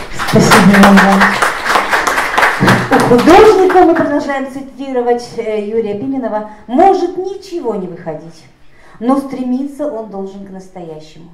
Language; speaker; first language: Russian; native; Russian